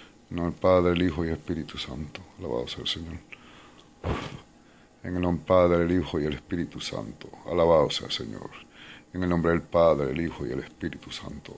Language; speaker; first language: Spanish; early bilingual, heritage; Spanish